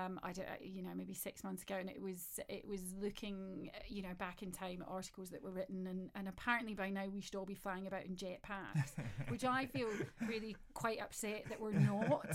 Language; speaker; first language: English; native; English